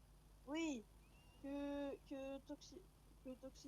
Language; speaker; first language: French; native; French